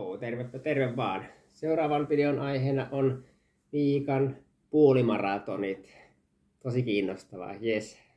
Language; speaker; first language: Finnish; early bilingual, heritage; Finnish